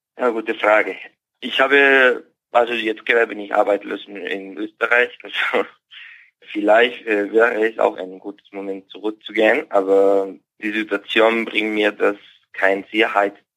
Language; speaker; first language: German; non-native, fluent; Spanish